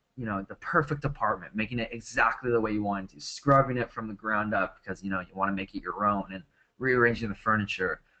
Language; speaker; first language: English; native; English